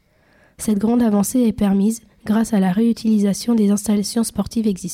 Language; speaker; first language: French; native; French